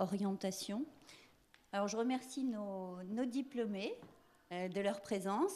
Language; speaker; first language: French; native; French